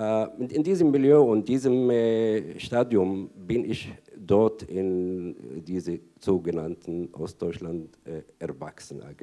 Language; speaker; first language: German; non-native, fluent; Arabic